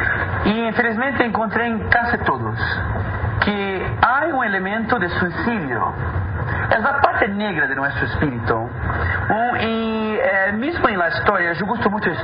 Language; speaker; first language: Spanish; non-native, fluent; Portuguese